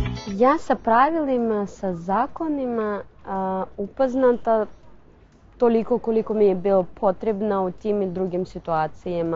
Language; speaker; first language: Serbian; non-native, fluent; Russian